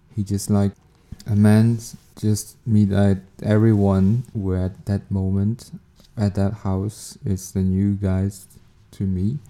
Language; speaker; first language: English; non-native, learner; Chinese